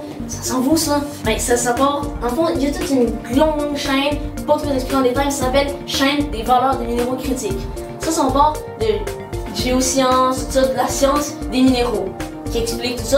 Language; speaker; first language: French; native; French